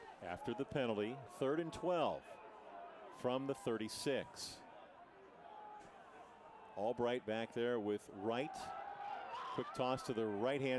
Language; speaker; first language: English; native; English